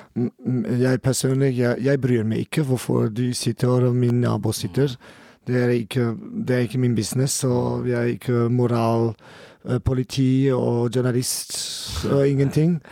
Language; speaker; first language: Norwegian; non-native, learner; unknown